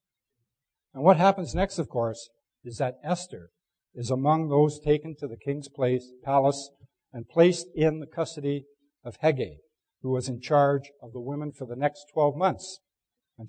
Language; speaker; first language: English; native; English